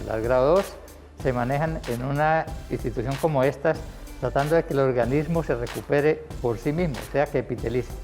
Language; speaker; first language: Spanish; native; Spanish